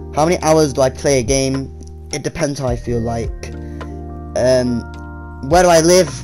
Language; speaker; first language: English; native; English